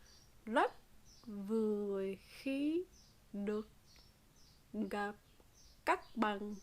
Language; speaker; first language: Vietnamese; non-native, learner; English